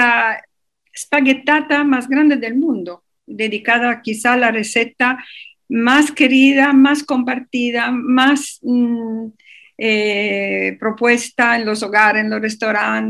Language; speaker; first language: Spanish; non-native, fluent; Italian